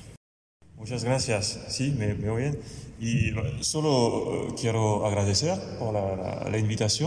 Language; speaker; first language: Spanish; non-native, fluent; French